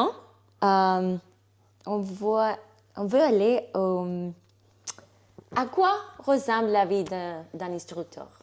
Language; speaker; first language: French; non-native, fluent; Spanish